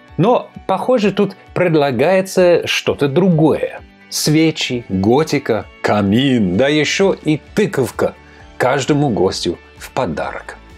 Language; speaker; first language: Russian; non-native, fluent; English